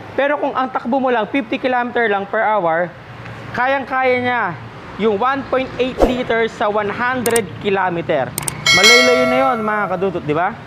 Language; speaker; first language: Filipino; non-native, local second language; Pampanga